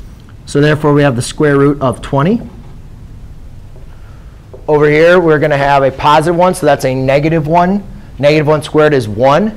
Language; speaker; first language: English; native; English